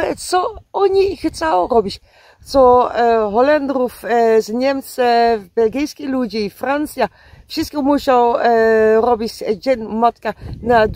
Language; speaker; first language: Polish; non-native, learner; Dutch